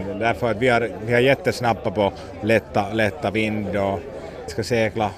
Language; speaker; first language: Swedish; non-native, local second language; Finnish